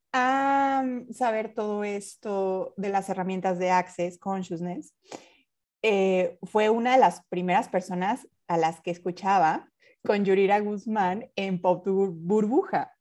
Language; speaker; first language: Spanish; native; Spanish